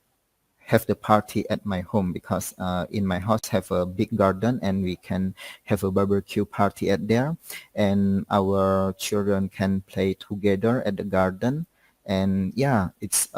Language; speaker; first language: English; non-native, learner; Indonesian